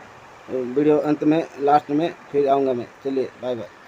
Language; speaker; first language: Hindi; non-native, local second language; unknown